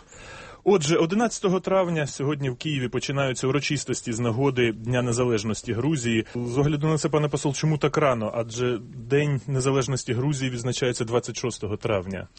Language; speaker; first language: Ukrainian; native; Ukrainian